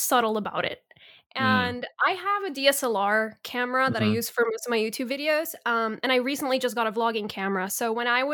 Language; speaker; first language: English; early bilingual, other home language; Spanish